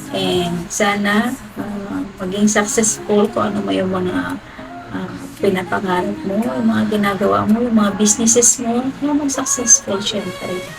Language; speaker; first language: Filipino; non-native, local second language; Cebuano